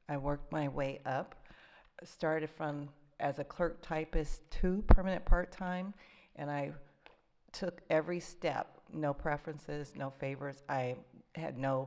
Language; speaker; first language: English; native; English